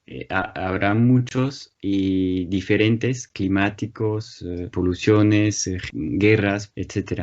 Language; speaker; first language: Spanish; non-native, fluent; French